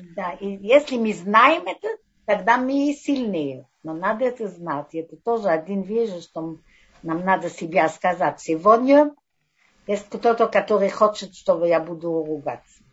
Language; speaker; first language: Russian; non-native, fluent; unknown